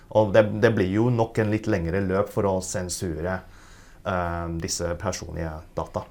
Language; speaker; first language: Norwegian; early bilingual, other home language; Cantonese